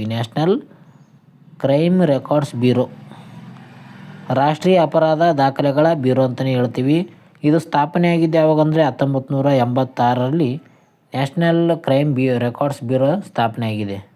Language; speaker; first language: Kannada; native; Kannada